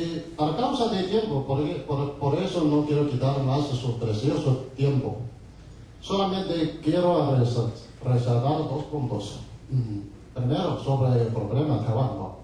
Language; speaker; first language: Spanish; non-native, fluent; Chinese